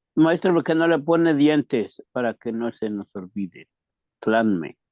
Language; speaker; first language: Spanish; native; Spanish